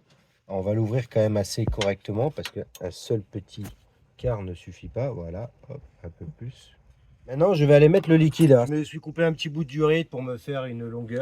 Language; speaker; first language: French; native; French